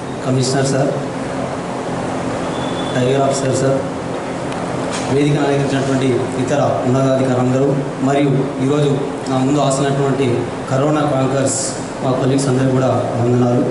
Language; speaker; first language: Telugu; native; Telugu